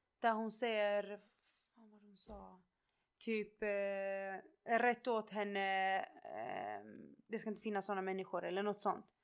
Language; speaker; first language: Swedish; early bilingual, other home language; Kurdish